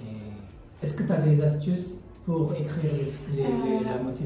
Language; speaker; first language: French; non-native, learner; Korean